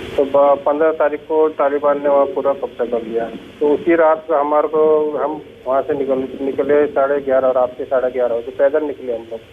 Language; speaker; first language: Hindi; native; Hindi